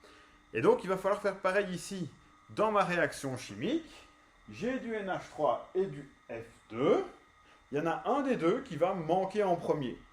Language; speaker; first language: French; native; French